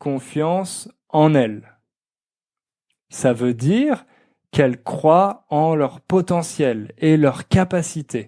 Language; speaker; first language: French; native; French